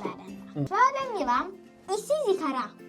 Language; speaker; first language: Japanese; early bilingual, heritage; Japanese